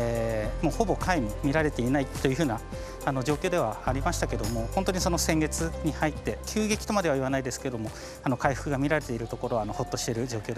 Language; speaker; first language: Japanese; native; Japanese